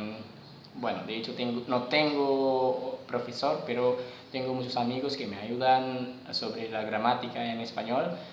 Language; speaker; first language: Spanish; non-native, learner; Indonesian